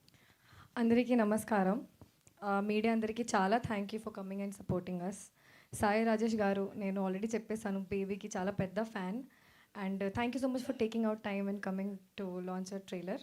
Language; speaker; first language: Telugu; non-native, fluent; Hindi